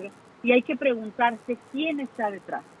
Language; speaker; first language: Spanish; native; Spanish